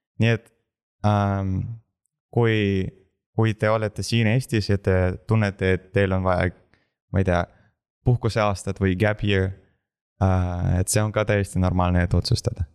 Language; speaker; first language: Estonian; non-native, local second language; Russian